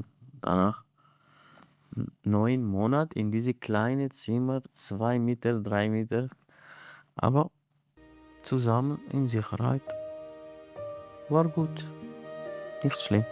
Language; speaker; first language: German; non-native, learner; Arabic